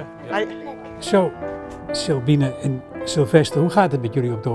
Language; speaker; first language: Dutch; native; Dutch